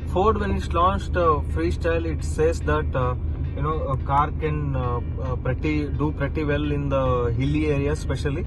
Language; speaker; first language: English; non-native, local second language; Kannada